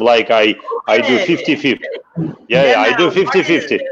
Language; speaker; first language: English; non-native, fluent; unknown